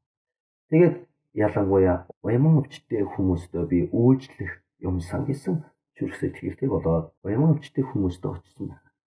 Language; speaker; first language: Mongolian; non-native, fluent; Korean